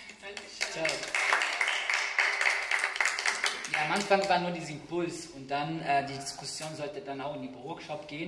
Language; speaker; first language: German; non-native, fluent; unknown